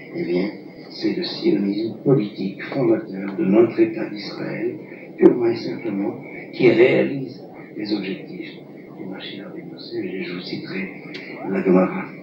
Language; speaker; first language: French; non-native, local second language; Arabic